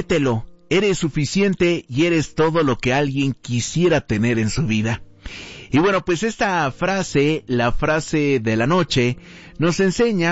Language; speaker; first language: Spanish; native; Spanish